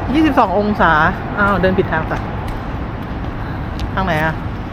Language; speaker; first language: Thai; native; Thai